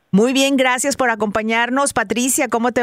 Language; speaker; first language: Spanish; native; Spanish